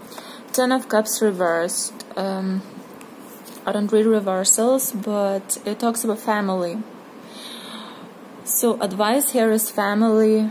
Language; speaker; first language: English; non-native, fluent; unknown